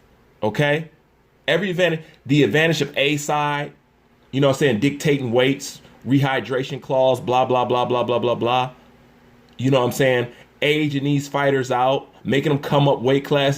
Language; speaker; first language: English; native; English